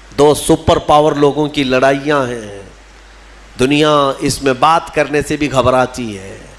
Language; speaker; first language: Urdu; native; Urdu